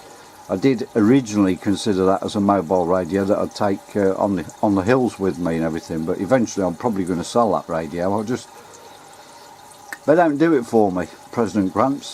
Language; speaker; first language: English; native; English